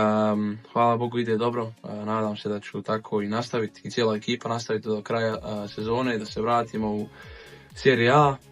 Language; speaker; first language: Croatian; early bilingual, heritage; Bosnian